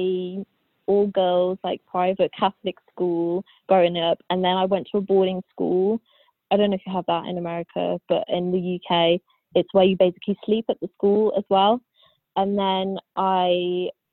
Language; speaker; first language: English; native; English